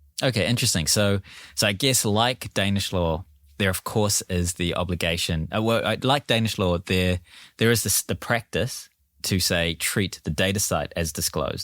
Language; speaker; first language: English; native; English